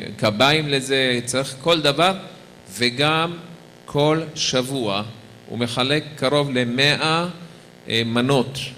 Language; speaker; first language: Hebrew; native; Hebrew